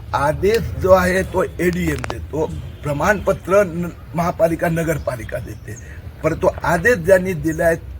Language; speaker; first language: Marathi; non-native, local second language; Gujarati